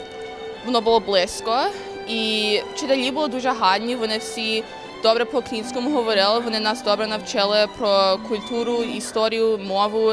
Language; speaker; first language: Ukrainian; early bilingual, heritage; English